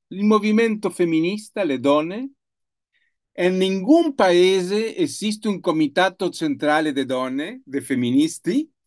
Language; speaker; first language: Italian; non-native, learner; Spanish